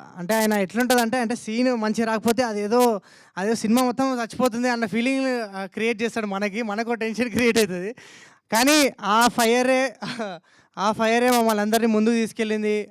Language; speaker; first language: Telugu; native; Telugu